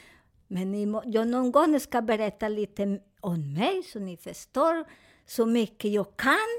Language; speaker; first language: Swedish; non-native, fluent; Spanish